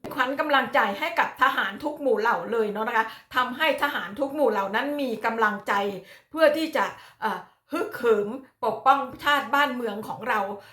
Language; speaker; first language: Thai; native; Thai